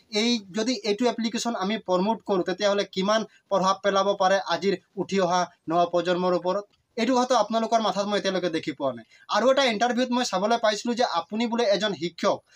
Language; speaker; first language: Assamese; non-native, local second language; Sadri